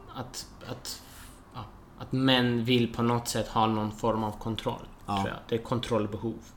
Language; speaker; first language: Swedish; early bilingual, other home language; Persian